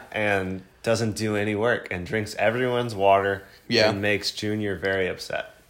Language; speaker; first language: English; native; English